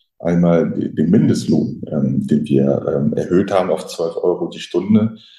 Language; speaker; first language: German; early bilingual, other home language; French